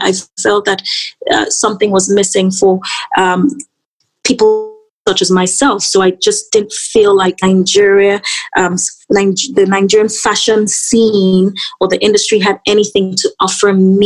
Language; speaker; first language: English; non-native, local second language; Yoruba